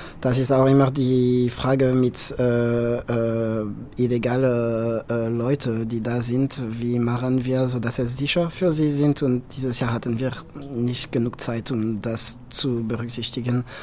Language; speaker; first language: German; non-native, fluent; French